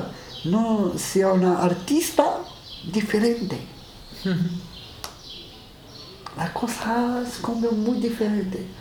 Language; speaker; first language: Spanish; non-native, learner; Arabic